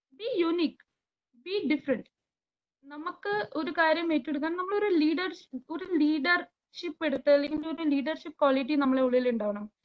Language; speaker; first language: Malayalam; early bilingual, heritage; Malayalam